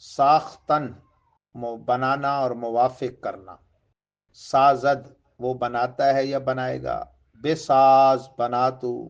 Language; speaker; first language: Urdu; native; Urdu